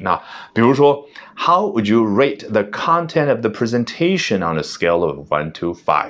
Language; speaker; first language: English; non-native, fluent; Chinese